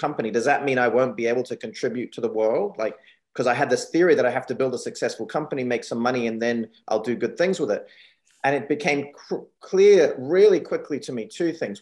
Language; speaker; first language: English; native; English